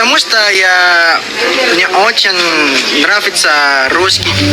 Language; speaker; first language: Russian; non-native, learner; Indonesian